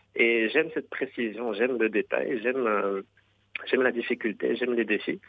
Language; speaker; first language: French; non-native, local second language; Arabic